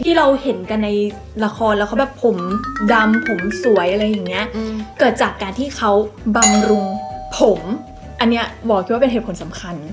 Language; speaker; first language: Thai; native; Thai